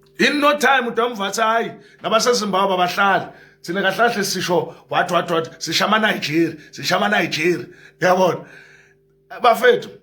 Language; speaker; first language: Zulu; non-native, local second language; Swati